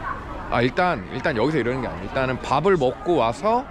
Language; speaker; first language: Korean; native; Korean